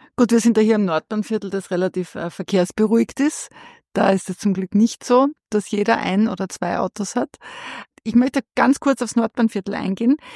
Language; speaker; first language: German; native; German